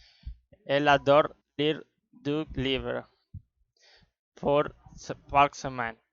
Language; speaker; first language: French; non-native, learner; Spanish